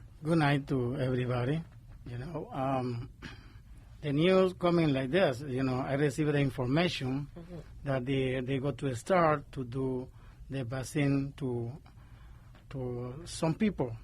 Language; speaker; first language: English; non-native, learner; Spanish